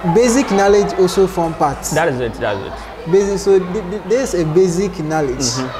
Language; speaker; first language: English; non-native, local second language; Akan